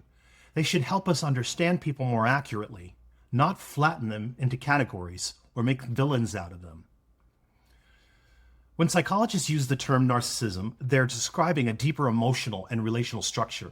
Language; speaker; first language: English; native; English